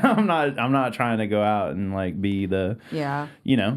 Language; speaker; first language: English; native; English